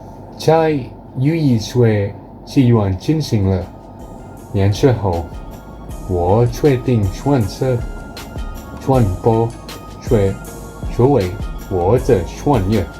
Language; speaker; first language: Chinese; non-native, learner; Indonesian